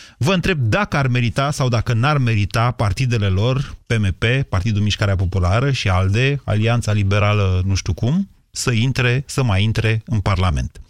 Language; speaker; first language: Romanian; native; Romanian